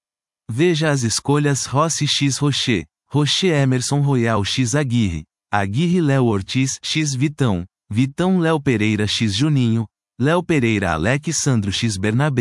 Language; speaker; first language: Portuguese; native; Portuguese